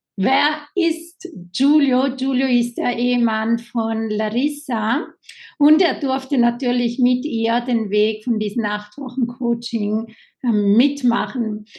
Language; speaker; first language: German; native; German